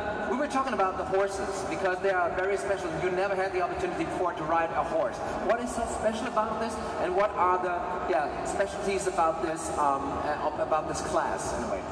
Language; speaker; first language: English; non-native, fluent; German